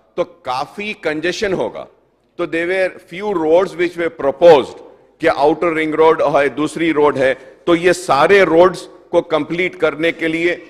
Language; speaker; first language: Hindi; non-native, local second language; Urdu